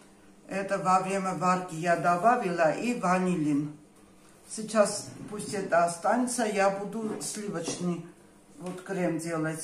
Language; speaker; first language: Russian; non-native, local second language; Armenian